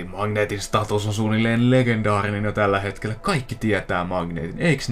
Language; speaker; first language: Finnish; native; Finnish